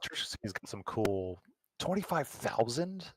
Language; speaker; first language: English; native; English